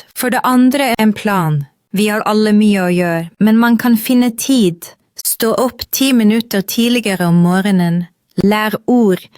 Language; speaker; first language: Norwegian; non-native, fluent; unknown